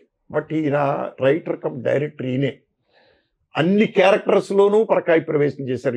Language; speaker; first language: Telugu; native; Telugu